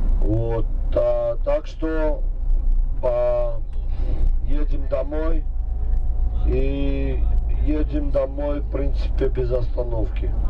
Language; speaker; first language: Russian; non-native, local second language; Georgian